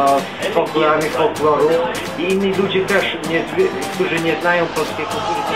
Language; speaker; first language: Polish; early bilingual, heritage; Polish